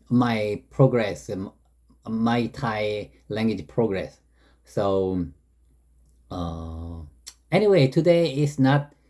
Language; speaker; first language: English; non-native, learner; Korean